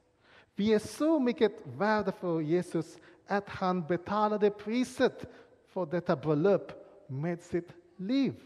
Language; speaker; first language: Swedish; non-native, fluent; English